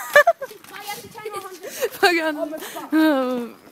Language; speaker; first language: Danish; early bilingual, other home language; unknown